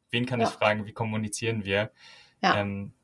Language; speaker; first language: German; native; German